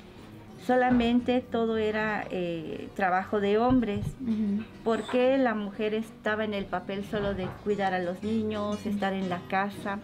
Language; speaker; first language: Spanish; non-native, local second language; Zapotec